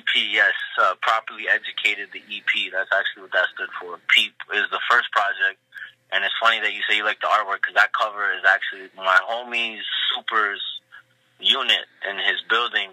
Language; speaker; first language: English; native; English